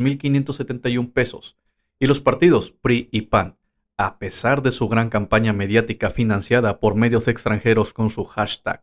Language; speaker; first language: Spanish; native; Spanish